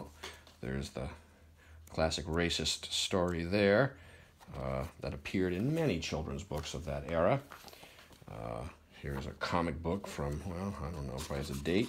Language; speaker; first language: English; native; English